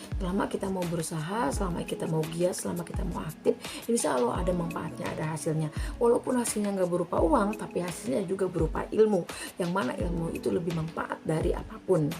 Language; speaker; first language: Indonesian; native; Indonesian